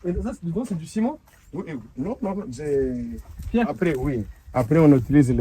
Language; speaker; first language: French; non-native, learner; Portuguese